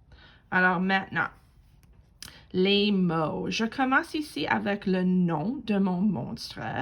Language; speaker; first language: French; non-native, fluent; English